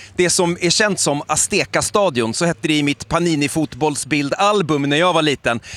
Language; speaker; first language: Swedish; native; Swedish